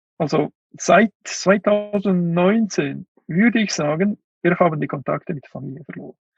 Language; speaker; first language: German; non-native, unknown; Uyghur